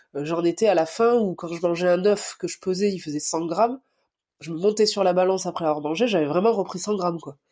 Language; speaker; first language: French; native; French